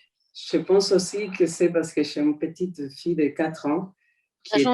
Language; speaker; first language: French; non-native, fluent; Spanish